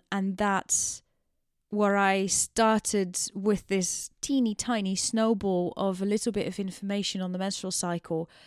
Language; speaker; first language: English; non-native, fluent; Dutch